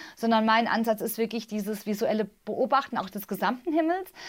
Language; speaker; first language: German; native; German